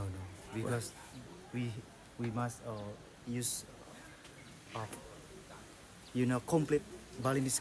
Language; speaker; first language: English; non-native, learner; Indonesian